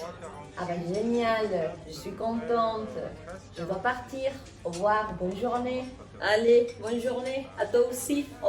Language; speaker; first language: French; non-native, fluent; Spanish